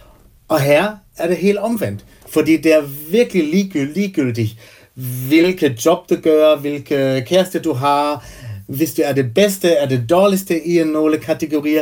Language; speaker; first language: Danish; non-native, fluent; German